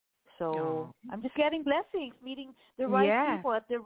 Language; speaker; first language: English; non-native, local second language; Filipino